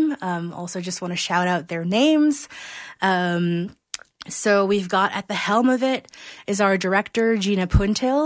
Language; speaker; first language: English; non-native, local second language; Filipino